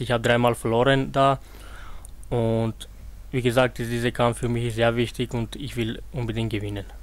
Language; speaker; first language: German; non-native, fluent; Armenian